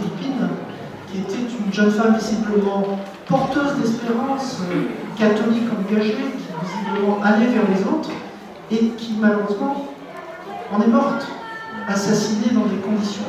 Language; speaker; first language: French; native; French